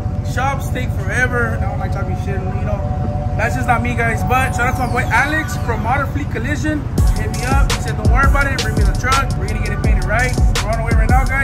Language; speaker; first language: English; early bilingual, other home language; Spanish